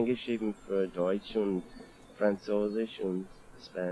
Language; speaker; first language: German; non-native, learner; English